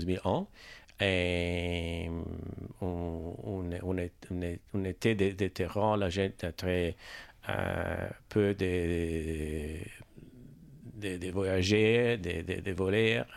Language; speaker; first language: French; non-native, learner; Italian